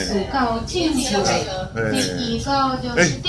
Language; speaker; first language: Chinese; non-native, fluent; Russian